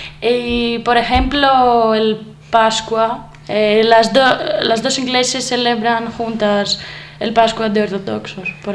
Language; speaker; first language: Spanish; non-native, learner; Greek